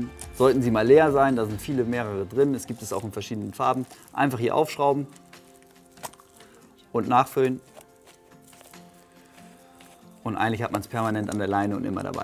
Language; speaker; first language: German; native; German